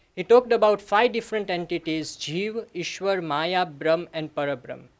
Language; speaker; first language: English; non-native, local second language; Gujarati